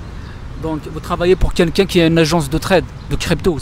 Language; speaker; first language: French; native; French